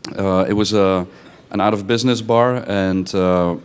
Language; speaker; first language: English; non-native, fluent; Dutch